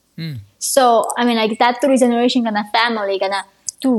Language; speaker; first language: English; non-native, fluent; Korean